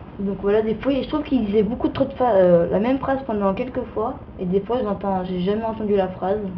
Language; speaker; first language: French; native; French